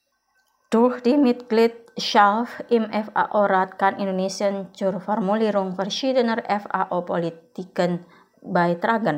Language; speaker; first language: German; non-native, fluent; Indonesian